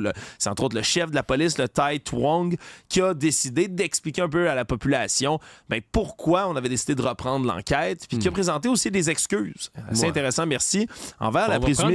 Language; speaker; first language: French; native; French